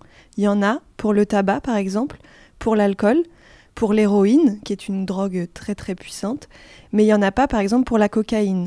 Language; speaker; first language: French; native; French